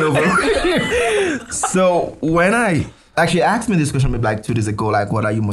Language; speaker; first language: English; non-native, local second language; Yoruba